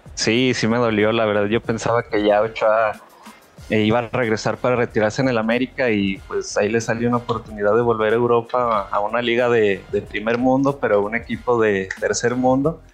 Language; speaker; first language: Spanish; native; Spanish